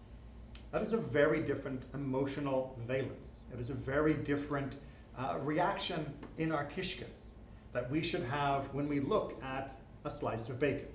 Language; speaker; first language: English; native; English